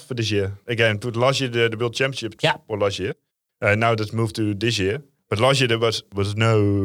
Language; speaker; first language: English; non-native, fluent; Dutch